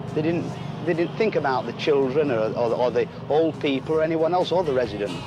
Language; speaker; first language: English; native; English